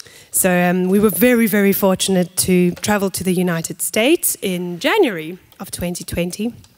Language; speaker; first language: English; non-native, local second language; Afrikaans